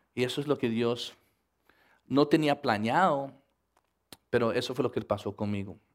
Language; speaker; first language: Spanish; early bilingual, heritage; Spanish